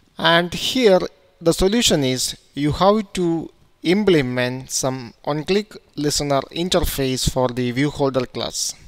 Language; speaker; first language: English; non-native, local second language; Malayalam